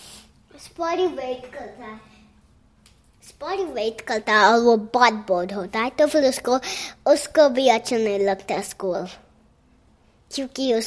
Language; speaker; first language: Hindi; early bilingual, heritage; Hindi